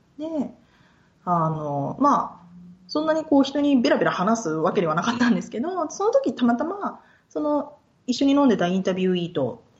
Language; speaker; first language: Japanese; native; Japanese